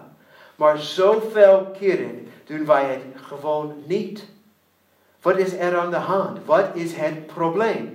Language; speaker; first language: Dutch; non-native, learner; English